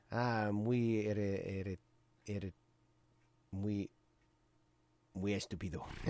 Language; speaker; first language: Spanish; non-native, learner; English